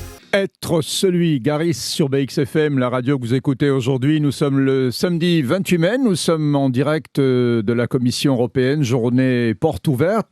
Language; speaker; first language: French; native; French